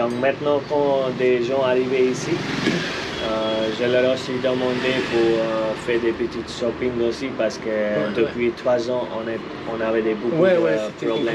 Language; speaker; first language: French; non-native, fluent; Hindi